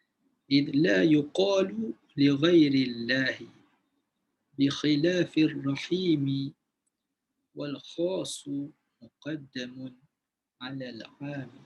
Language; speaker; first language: Arabic; non-native, fluent; Malay